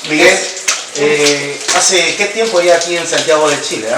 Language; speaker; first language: Spanish; native; Spanish